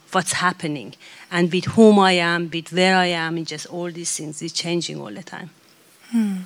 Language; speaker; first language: English; non-native, fluent; Persian